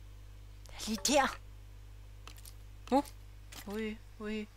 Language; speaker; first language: Danish; native; Danish